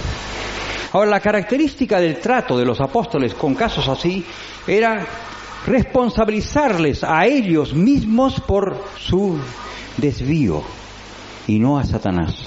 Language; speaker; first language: Spanish; native; Spanish